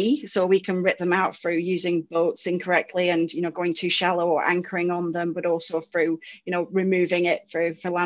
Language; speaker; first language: English; native; English